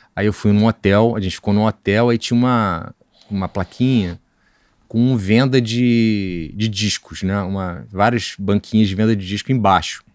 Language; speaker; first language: Portuguese; native; Portuguese